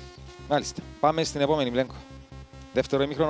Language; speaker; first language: Greek; native; Greek